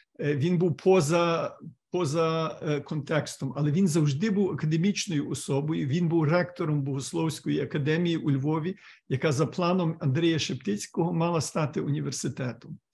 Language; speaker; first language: Ukrainian; early bilingual, heritage; Ukrainian